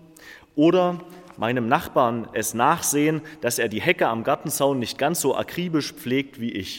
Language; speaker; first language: German; native; German